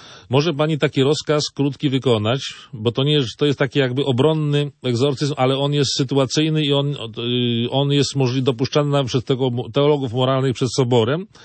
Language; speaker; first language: Polish; native; Polish